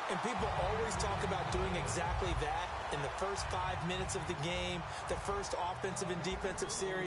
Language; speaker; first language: English; native; English